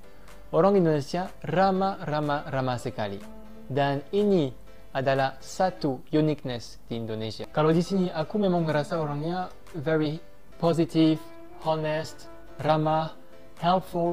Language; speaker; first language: Indonesian; non-native, fluent; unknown